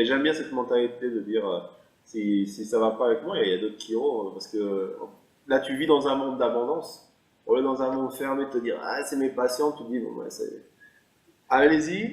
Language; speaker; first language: French; native; French